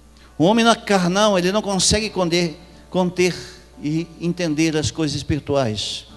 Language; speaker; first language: Portuguese; native; Portuguese